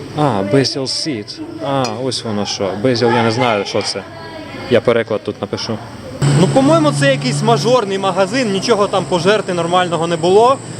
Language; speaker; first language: Ukrainian; non-native, local second language; Russian